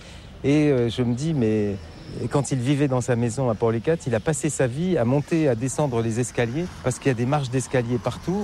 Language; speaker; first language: French; native; French